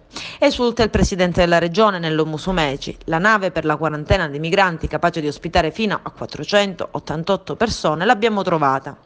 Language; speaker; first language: Italian; native; Italian